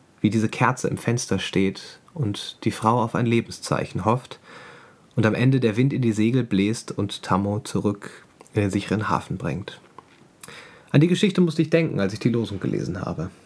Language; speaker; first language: German; native; German